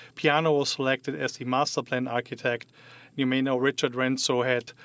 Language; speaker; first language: English; non-native, fluent; German